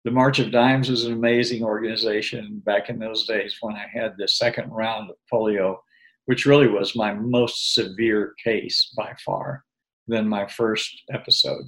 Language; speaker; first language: English; native; English